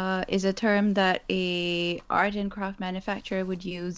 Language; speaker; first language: English; non-native, local second language; Urdu